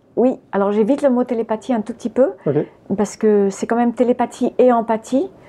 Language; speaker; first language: French; early bilingual, other home language; English